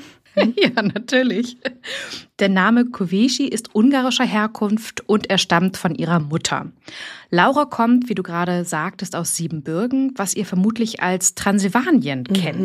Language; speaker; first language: German; native; German